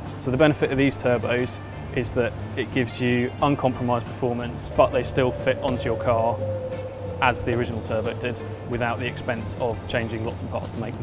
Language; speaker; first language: English; native; English